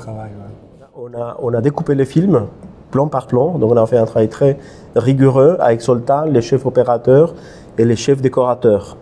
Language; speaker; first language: French; non-native, fluent; Spanish